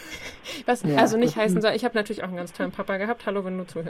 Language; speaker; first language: German; native; German